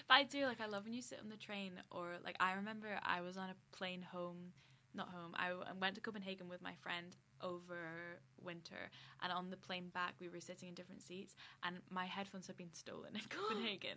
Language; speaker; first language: English; native; English